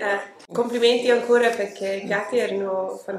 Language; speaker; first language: Italian; non-native, fluent; English